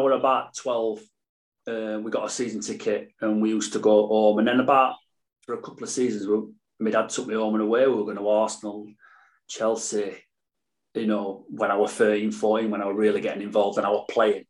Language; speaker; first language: English; native; English